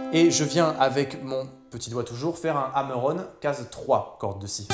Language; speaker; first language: French; native; French